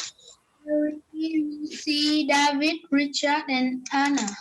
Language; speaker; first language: English; non-native, learner; Vietnamese